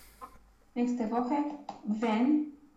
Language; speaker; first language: German; non-native, learner; Romanian